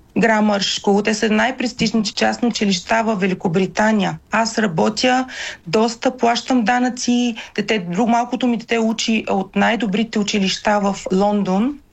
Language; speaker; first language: Bulgarian; native; Bulgarian